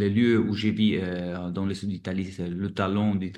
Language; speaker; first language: French; non-native, fluent; Italian